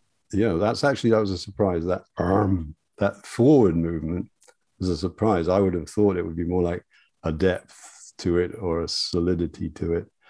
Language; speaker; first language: English; native; English